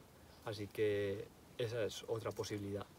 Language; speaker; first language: Spanish; native; Spanish